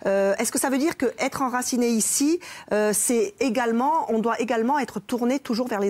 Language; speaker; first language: French; native; French